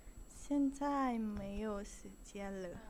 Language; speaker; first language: Chinese; non-native, learner; Thai